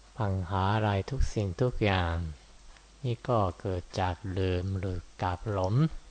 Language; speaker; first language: Thai; non-native, fluent; Japanese